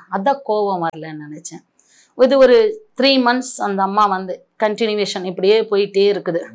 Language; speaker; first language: Tamil; non-native, local second language; Marathi